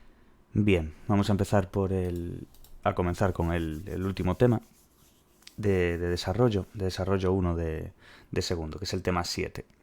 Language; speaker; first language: Spanish; native; Spanish